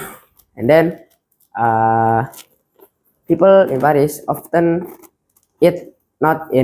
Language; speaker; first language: English; non-native, learner; Indonesian